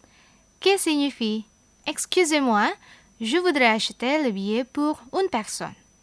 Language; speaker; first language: French; non-native, fluent; Indonesian